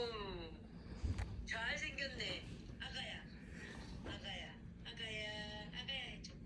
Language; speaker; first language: Korean; native; Korean